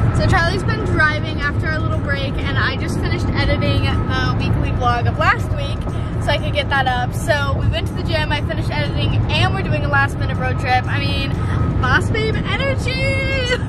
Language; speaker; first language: English; native; English